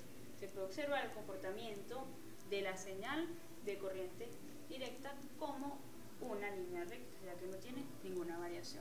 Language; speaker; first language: Spanish; native; Spanish